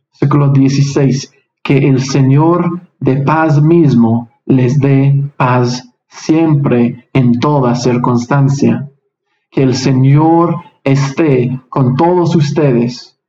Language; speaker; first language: Spanish; non-native, fluent; English